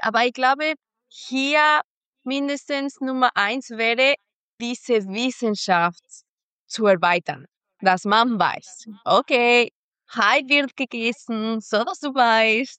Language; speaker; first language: German; non-native, fluent; Spanish